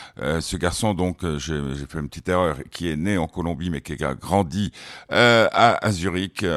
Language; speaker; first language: French; native; French